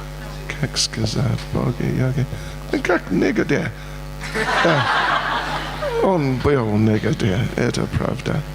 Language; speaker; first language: Russian; non-native, learner; English